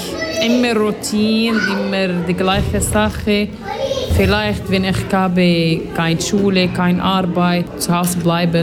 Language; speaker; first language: German; non-native, learner; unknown